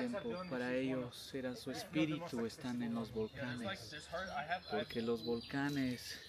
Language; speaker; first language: Spanish; non-native, local second language; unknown